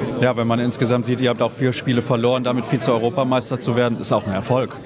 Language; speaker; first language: German; native; German